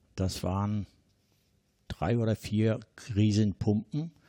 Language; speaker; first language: German; non-native, fluent; Turkish